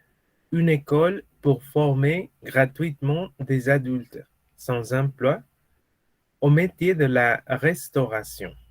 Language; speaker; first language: French; non-native, fluent; Spanish